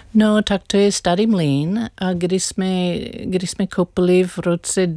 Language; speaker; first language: Czech; non-native, learner; English